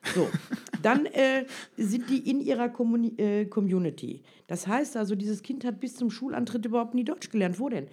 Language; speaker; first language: German; early bilingual, other home language; Turkish